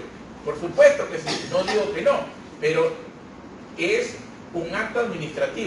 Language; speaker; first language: Spanish; native; Spanish